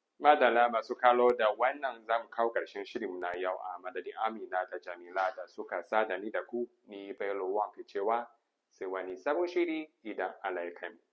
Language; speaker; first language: Hausa; non-native, fluent; Chinese